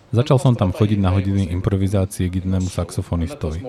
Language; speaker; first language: Slovak; non-native, fluent; Norwegian